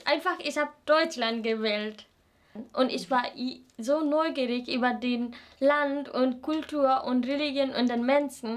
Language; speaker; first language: German; non-native, fluent; Nepali